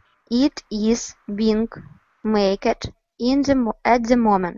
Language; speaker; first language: English; non-native, learner; Russian